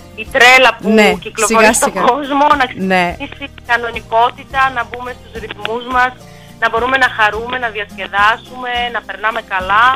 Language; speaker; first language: Greek; early bilingual, heritage; Russian